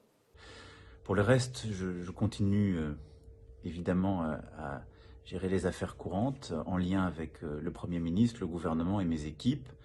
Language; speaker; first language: French; native; French